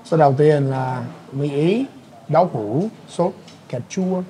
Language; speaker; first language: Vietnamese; non-native, fluent; English